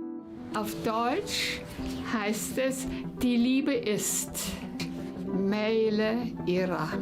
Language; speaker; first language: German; non-native, fluent; Lithuanian